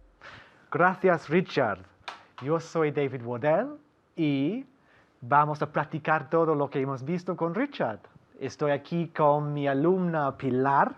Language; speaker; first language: Spanish; non-native, fluent; English